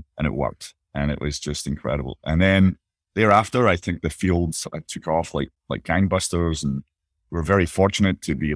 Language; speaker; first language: English; native; English